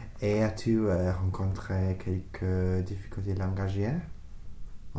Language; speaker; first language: French; non-native, fluent; English